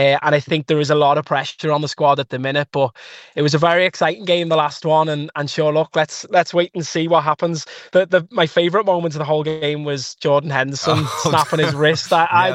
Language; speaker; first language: English; native; English